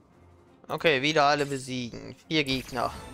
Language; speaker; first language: German; native; German